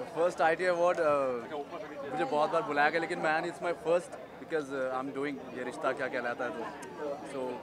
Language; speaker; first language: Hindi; native; Hindi